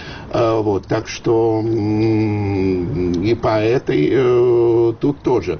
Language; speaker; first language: Russian; native; Russian